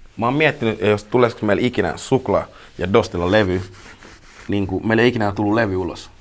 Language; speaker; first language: Finnish; early bilingual, other home language; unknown